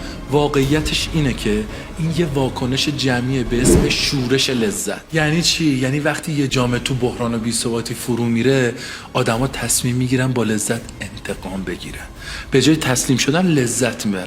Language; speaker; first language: Persian; native; Persian